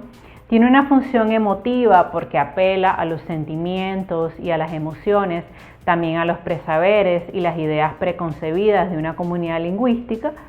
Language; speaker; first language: Spanish; native; Spanish